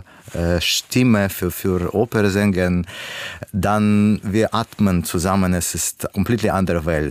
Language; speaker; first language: German; non-native, learner; Russian